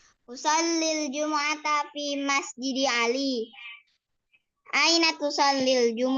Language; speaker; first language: Arabic; non-native, learner; Indonesian